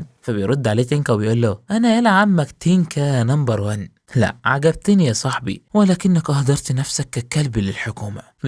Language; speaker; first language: Arabic; native; Arabic